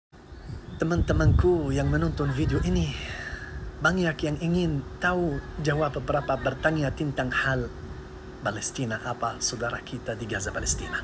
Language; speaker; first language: Indonesian; non-native, learner; Arabic